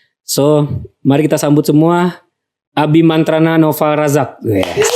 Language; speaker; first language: Indonesian; native; Indonesian